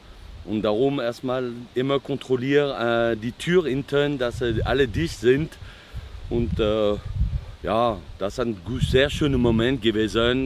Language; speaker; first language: German; non-native, fluent; French